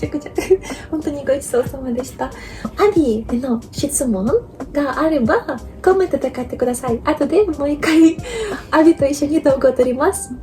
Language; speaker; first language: Japanese; non-native, learner; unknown